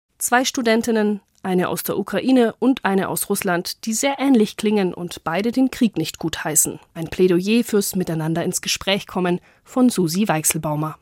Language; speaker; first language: German; native; German